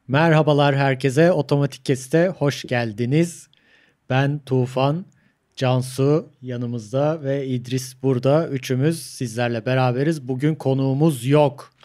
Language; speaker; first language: Turkish; native; Turkish